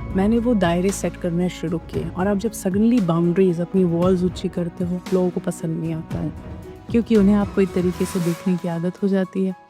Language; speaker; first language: Hindi; native; Hindi